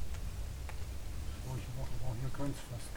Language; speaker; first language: German; native; German